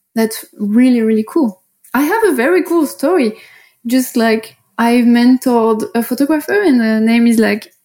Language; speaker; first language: English; non-native, fluent; French